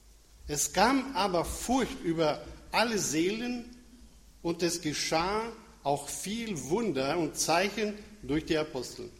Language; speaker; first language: German; non-native, fluent; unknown